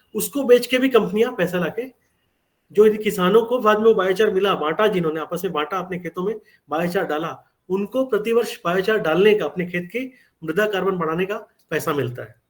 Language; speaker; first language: Hindi; native; Hindi